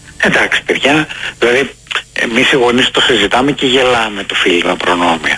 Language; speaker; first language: Greek; native; Greek